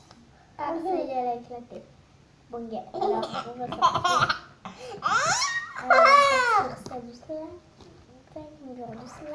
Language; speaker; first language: French; native; French